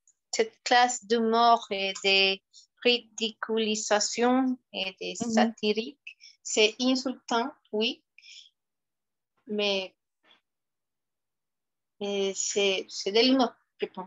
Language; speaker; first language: French; non-native, fluent; Spanish